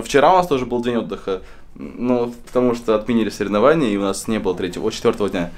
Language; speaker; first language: Russian; native; Russian